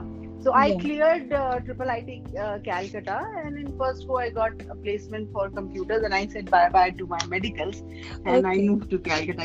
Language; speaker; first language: English; non-native, local second language; Hindi